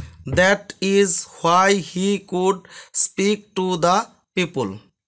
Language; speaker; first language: English; non-native, local second language; Bangla